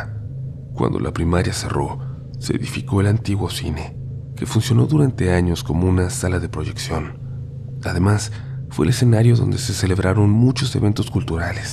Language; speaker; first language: Spanish; native; Spanish